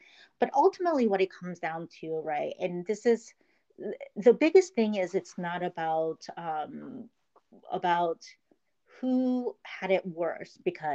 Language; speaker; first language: English; early bilingual, other home language; Korean